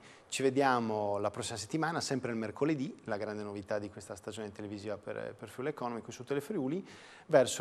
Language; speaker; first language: Italian; native; Italian